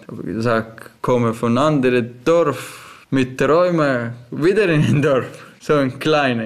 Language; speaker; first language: German; non-native, learner; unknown